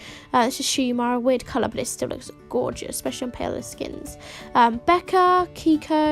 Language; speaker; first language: English; native; English